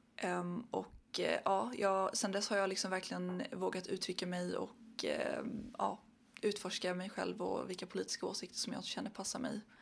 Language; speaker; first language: Swedish; early bilingual, other home language; Arabic